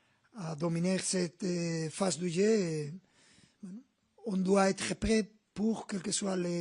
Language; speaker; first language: French; non-native, learner; Spanish